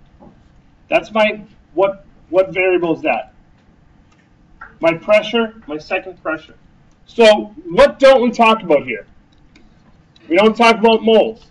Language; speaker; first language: English; native; English